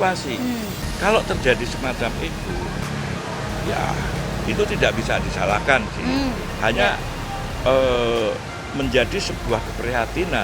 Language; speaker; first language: Indonesian; native; Indonesian